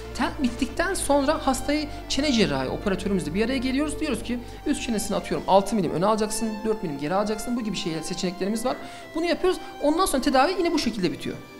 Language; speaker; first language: Turkish; early bilingual, heritage; Turkish